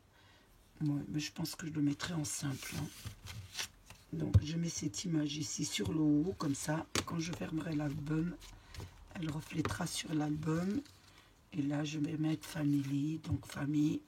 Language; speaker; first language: French; native; French